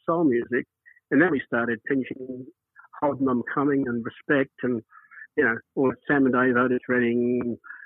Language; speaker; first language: English; native; English